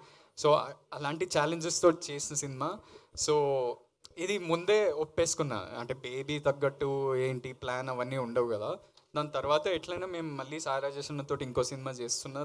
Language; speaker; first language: Telugu; native; Telugu